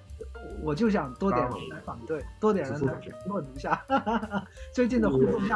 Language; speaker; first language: Chinese; non-native, local second language; Cantonese